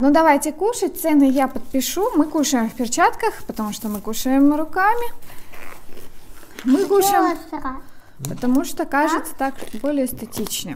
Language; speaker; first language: Russian; native; Russian